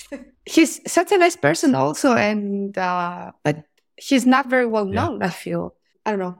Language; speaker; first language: English; non-native, fluent; Greek